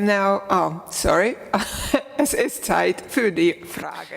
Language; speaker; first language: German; non-native, fluent; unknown